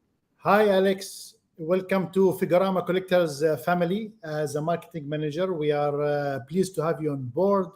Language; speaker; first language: English; non-native, fluent; Arabic